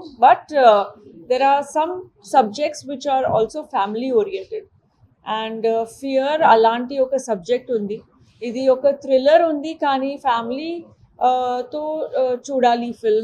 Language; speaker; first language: Telugu; non-native, local second language; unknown